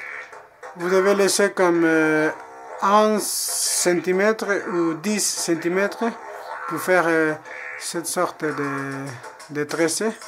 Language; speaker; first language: French; non-native, learner; Spanish